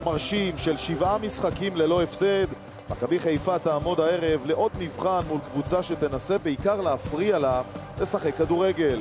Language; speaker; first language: Hebrew; native; Hebrew